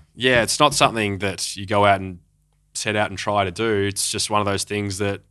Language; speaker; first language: English; native; English